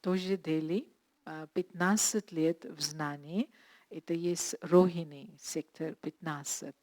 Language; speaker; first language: Russian; non-native, learner; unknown